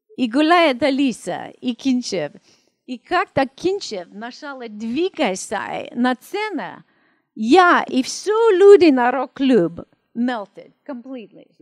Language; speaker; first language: Russian; non-native, learner; English